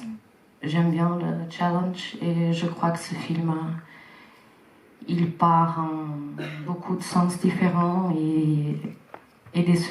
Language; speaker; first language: French; non-native, fluent; Portuguese